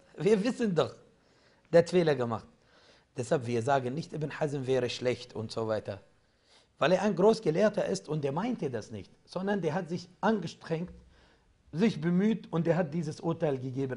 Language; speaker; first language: German; non-native, fluent; Arabic